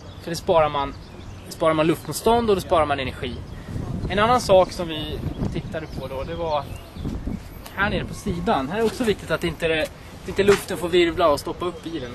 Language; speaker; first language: Swedish; native; Swedish